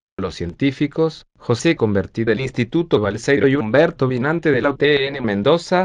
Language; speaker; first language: Spanish; native; Spanish